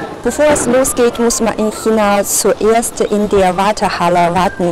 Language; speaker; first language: German; non-native, fluent; Chinese